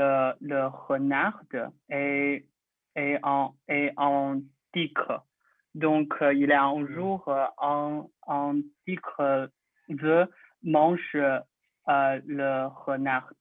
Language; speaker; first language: French; non-native, learner; Chinese